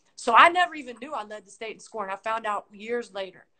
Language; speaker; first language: English; native; English